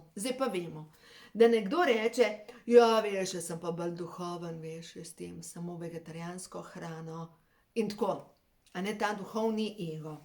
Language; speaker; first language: Slovenian; native; Slovenian